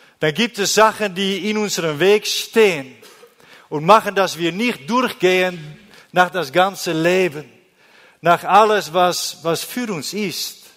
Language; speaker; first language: German; non-native, learner; Dutch